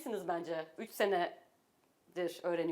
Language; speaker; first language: Turkish; native; Turkish